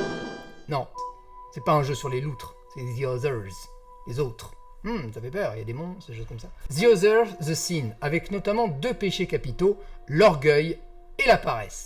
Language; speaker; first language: French; native; French